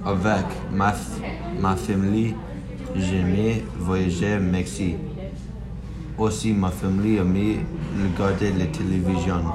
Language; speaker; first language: French; non-native, learner; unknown